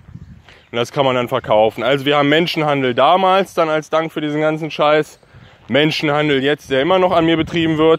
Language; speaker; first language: German; native; German